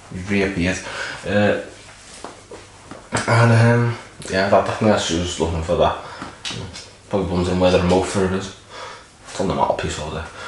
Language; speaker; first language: English; native; English